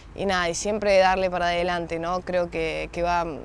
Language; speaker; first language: Spanish; native; Spanish